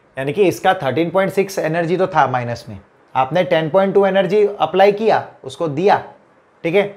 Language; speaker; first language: Hindi; non-native, local second language; Gujarati